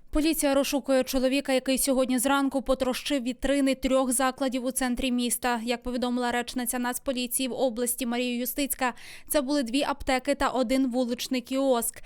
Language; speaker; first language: Ukrainian; native; Ukrainian